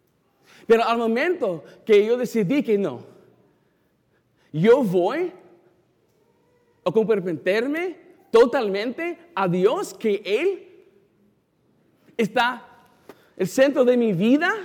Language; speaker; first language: Spanish; non-native, fluent; English